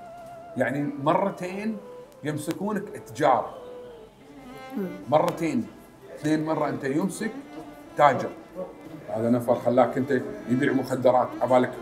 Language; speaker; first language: Arabic; native; Arabic